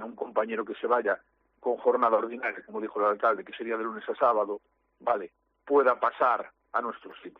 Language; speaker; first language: Spanish; native; Spanish